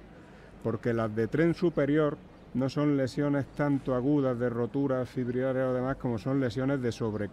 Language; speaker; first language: Spanish; native; Spanish